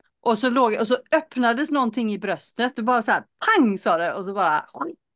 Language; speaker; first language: Swedish; native; Swedish